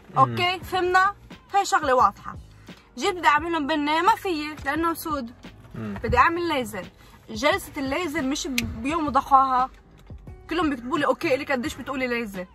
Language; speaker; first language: Arabic; early bilingual, heritage; Arabic